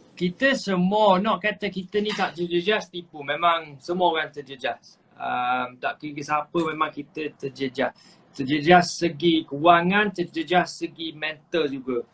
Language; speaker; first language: Malay; non-native, fluent; English